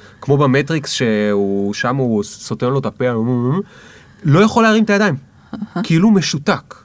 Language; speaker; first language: Hebrew; native; Hebrew